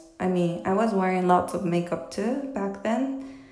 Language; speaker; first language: English; non-native, fluent; Japanese